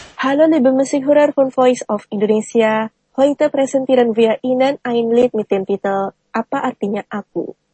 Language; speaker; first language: German; non-native, fluent; Indonesian